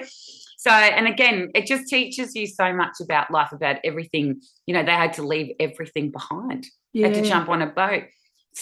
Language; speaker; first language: English; native; English